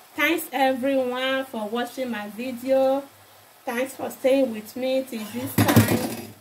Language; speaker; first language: English; non-native, local second language; Bini